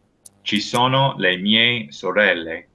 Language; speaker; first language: Italian; non-native, fluent; English